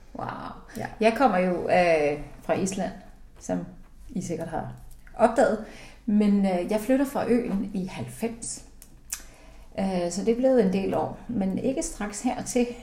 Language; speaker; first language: Danish; early bilingual, heritage; Icelandic